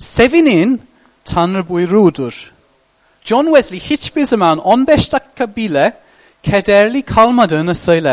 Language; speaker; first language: Turkish; non-native, fluent; English